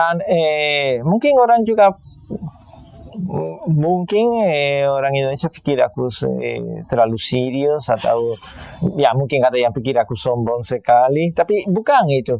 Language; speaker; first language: Indonesian; non-native, fluent; Spanish